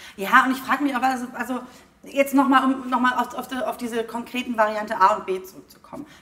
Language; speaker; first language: German; native; German